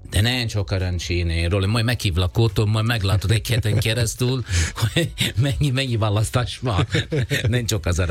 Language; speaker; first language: Hungarian; non-native, fluent; Italian